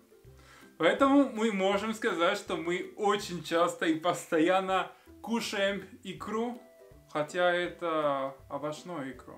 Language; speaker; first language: Russian; non-native, fluent; Spanish